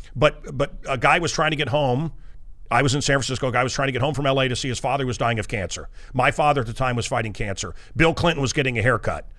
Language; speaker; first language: English; native; English